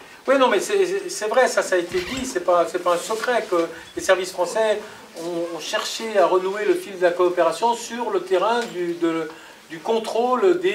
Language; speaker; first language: French; native; French